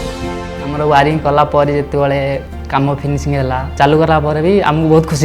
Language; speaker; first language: Hindi; non-native, local second language; Odia